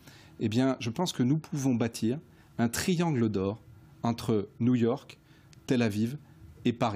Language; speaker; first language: French; native; French